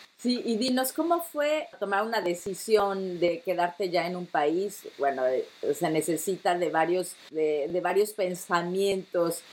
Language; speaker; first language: Spanish; native; Spanish